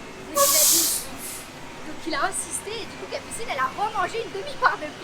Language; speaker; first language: French; native; French